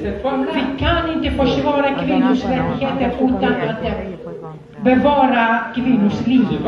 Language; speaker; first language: Swedish; non-native, learner; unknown